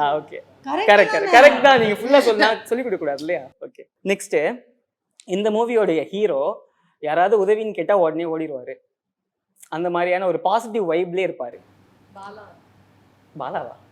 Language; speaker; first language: Tamil; native; Tamil